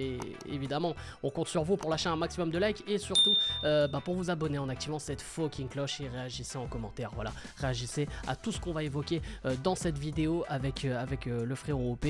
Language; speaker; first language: French; native; French